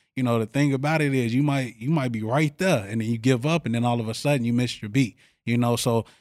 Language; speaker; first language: English; native; English